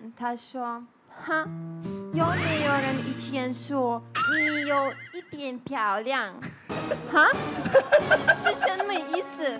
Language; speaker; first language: Chinese; non-native, learner; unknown